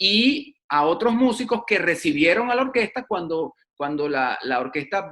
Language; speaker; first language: Spanish; native; Spanish